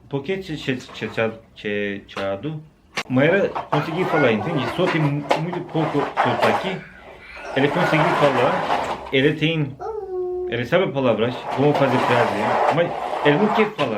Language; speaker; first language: Portuguese; non-native, learner; Turkish